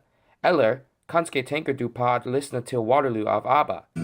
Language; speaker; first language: Swedish; non-native, learner; English